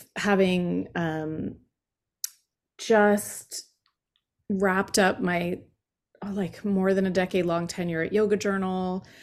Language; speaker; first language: English; native; English